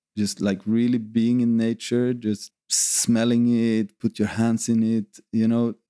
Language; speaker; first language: English; non-native, fluent; Swedish